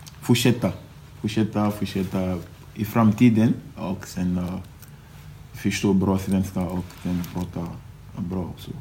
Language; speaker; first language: Swedish; non-native, learner; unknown